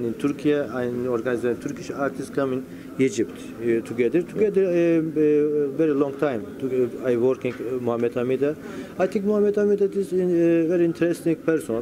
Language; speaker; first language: English; non-native, learner; Turkish